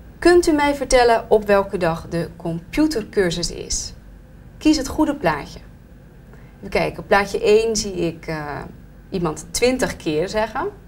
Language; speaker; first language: Dutch; native; Dutch